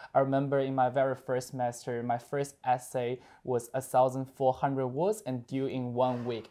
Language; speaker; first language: English; non-native, fluent; Chinese